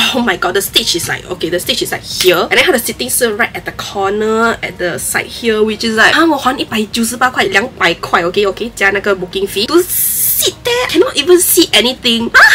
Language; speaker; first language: English; non-native, local second language; Chinese